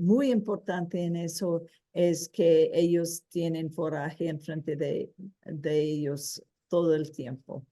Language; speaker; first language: Spanish; early bilingual, heritage; Spanish